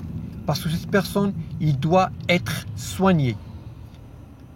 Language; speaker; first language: French; non-native, fluent; Arabic